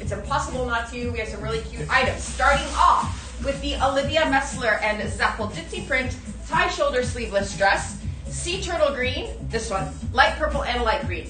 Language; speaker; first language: English; native; English